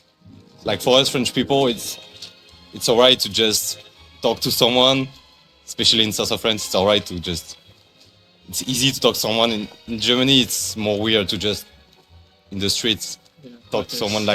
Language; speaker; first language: English; non-native, fluent; French